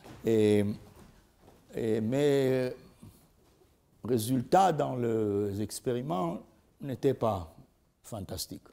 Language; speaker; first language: French; non-native, learner; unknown